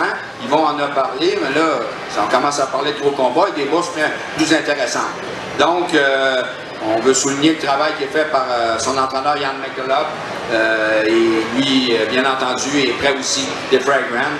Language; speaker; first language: French; native; French